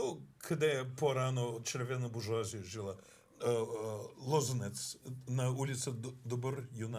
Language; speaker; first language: Bulgarian; non-native, fluent; English